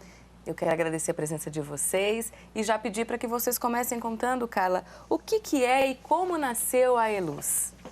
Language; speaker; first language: Portuguese; native; Portuguese